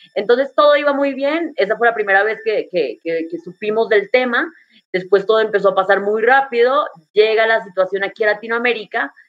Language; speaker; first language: Spanish; native; Spanish